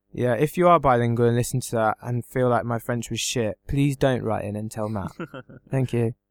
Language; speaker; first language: English; native; English